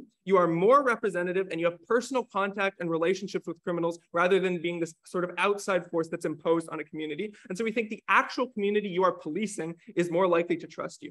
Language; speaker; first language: English; native; English